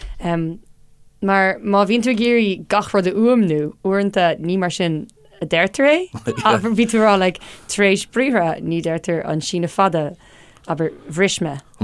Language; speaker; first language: Irish; non-native, local second language; English